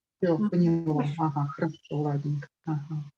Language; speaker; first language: Russian; native; Russian